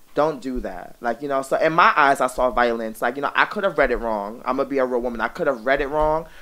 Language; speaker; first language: English; native; English